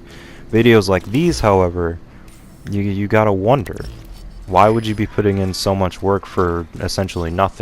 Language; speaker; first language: English; native; English